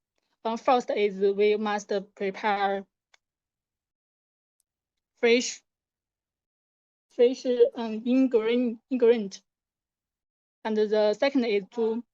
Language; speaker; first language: English; non-native, learner; Chinese